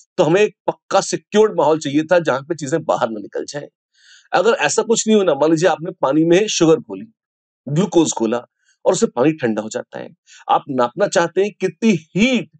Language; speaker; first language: Hindi; native; Hindi